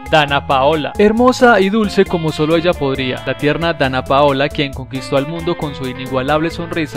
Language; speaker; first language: Spanish; native; Spanish